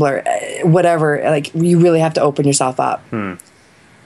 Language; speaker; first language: English; native; English